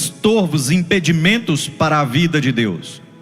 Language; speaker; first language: Portuguese; native; Portuguese